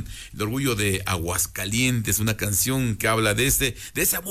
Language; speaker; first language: Spanish; native; Spanish